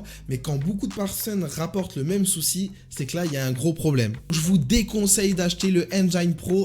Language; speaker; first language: French; native; French